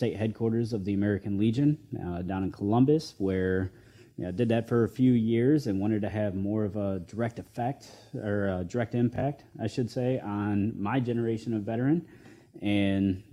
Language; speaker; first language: English; native; English